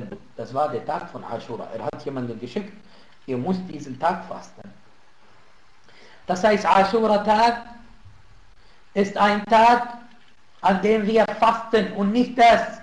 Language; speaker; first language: German; non-native, fluent; Arabic